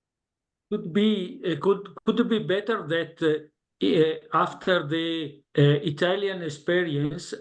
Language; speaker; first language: English; non-native, learner; Italian